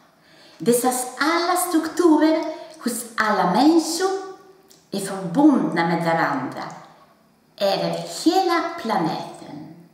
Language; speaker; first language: Swedish; non-native, fluent; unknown